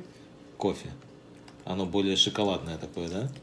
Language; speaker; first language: Russian; native; Russian